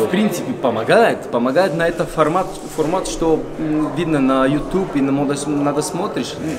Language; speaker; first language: Russian; non-native, learner; Bulgarian